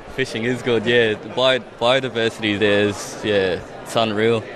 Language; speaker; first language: English; native; English